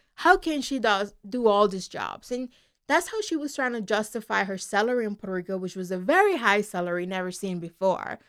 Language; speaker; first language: English; non-native, fluent; Spanish